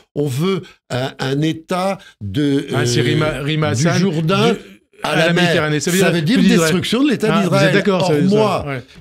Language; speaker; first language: French; native; French